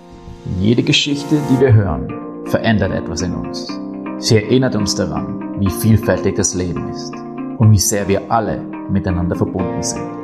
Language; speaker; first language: German; native; German